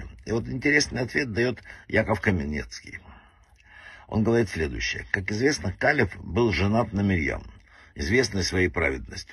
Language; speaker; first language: Russian; native; Russian